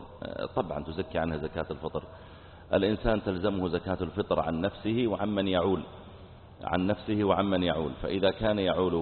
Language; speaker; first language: Arabic; native; Arabic